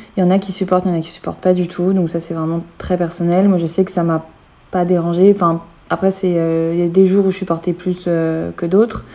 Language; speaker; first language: French; native; French